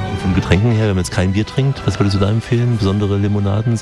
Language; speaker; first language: German; native; German